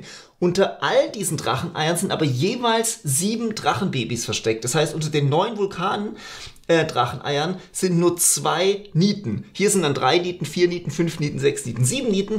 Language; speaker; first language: German; native; German